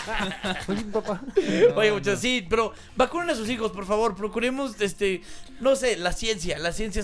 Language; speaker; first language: Spanish; native; Spanish